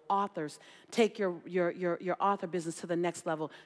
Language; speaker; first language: English; native; English